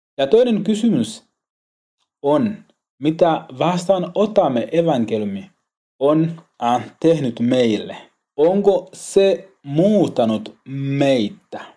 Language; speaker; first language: Finnish; non-native, learner; Swahili